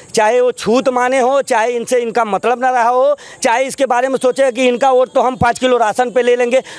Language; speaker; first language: Hindi; native; Hindi